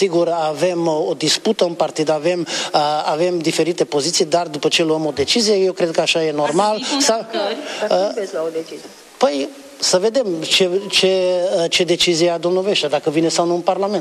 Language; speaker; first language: Romanian; non-native, local second language; Hungarian